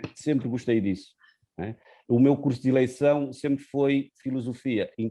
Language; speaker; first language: Portuguese; non-native, local second language; Kabuverdianu